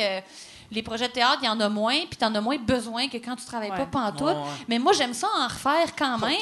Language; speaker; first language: French; native; French